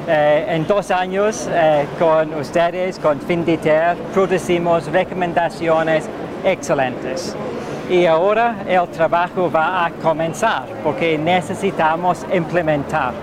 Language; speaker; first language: Spanish; non-native, fluent; English